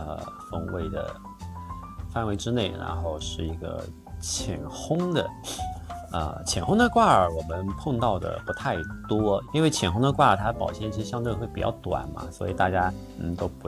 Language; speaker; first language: Chinese; native; Chinese